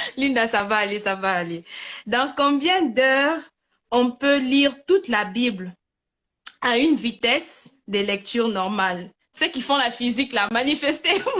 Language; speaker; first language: French; native; French